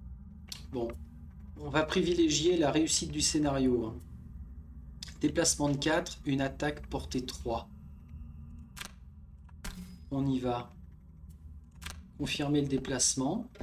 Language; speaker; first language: French; native; French